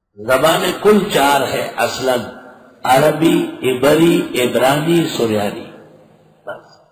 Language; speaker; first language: Urdu; non-native, local second language; Pashto